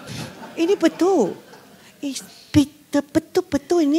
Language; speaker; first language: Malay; non-native, local second language; Hakka Chinese